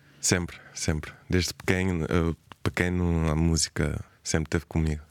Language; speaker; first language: Portuguese; early bilingual, heritage; Portuguese